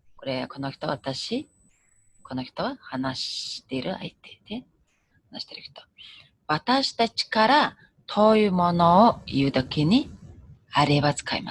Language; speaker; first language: Japanese; non-native, fluent; Mongolian